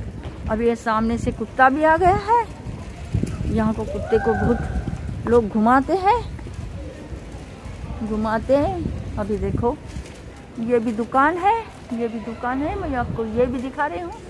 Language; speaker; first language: Hindi; non-native, local second language; Marathi